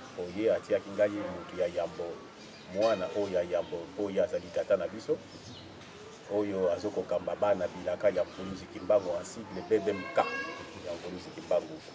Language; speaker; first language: Lingala; non-native, local second language; Kongo